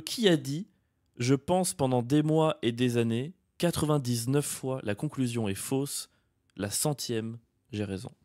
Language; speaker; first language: French; native; French